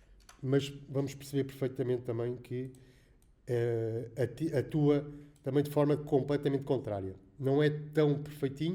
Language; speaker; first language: Portuguese; native; Portuguese